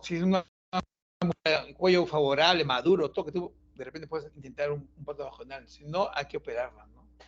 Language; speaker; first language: Spanish; native; Spanish